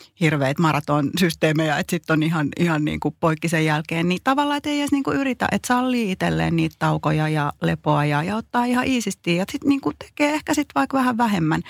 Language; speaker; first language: Finnish; native; Finnish